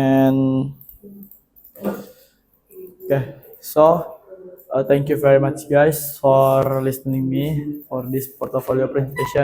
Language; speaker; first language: English; non-native, learner; Indonesian